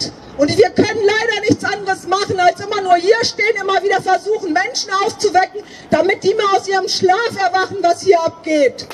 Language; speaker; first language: German; native; German